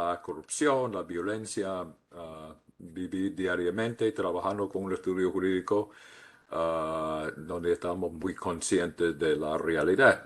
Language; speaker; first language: Spanish; non-native, fluent; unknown